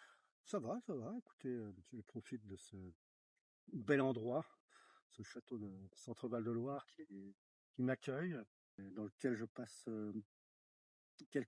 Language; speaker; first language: French; native; French